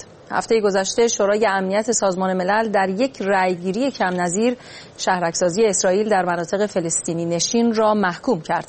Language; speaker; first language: Persian; native; Persian